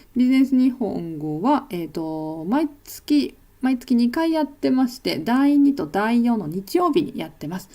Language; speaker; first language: Japanese; native; Japanese